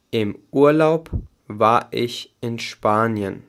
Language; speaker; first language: German; non-native, fluent; Albanian